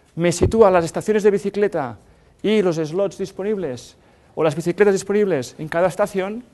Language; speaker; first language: Spanish; native; Spanish